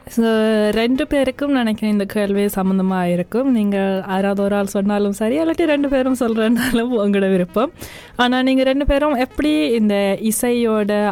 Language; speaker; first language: Tamil; early bilingual, heritage; Tamil